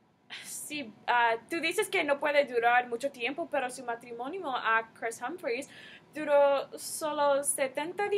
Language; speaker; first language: Spanish; non-native, learner; English